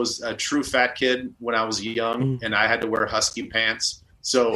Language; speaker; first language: English; native; English